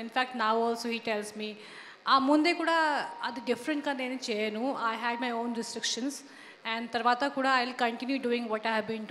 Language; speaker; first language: Telugu; non-native, fluent; Hindi